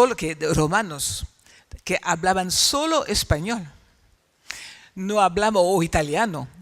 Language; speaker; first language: Spanish; non-native, fluent; French